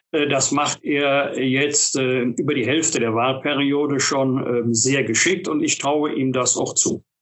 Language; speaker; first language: German; native; German